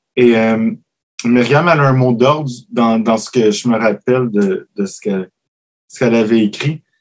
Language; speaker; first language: French; native; French